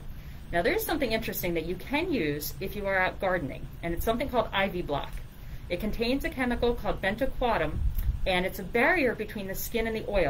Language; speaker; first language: English; native; English